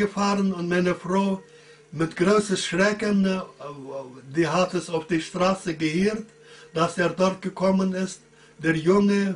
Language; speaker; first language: German; early bilingual, heritage; German